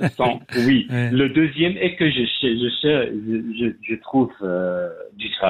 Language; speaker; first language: French; non-native, learner; Persian